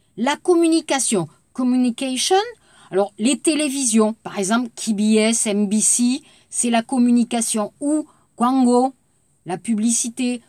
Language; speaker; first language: French; native; French